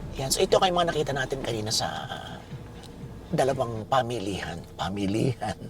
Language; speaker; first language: Filipino; native; Filipino